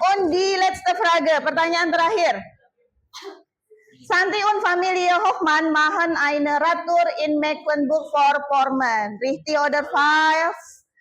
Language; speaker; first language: German; non-native, fluent; Indonesian